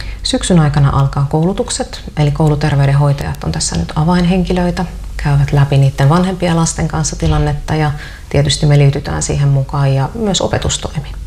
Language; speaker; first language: Finnish; native; Finnish